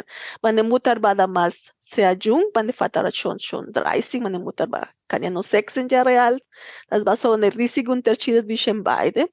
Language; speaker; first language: German; non-native, fluent; Spanish